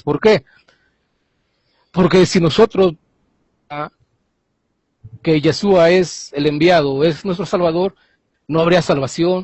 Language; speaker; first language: Spanish; native; Spanish